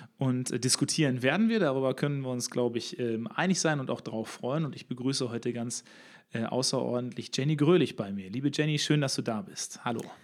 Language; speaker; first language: German; native; German